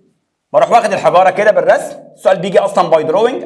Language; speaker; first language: Arabic; native; Arabic